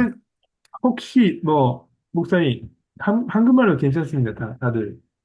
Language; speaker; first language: Korean; non-native, learner; Japanese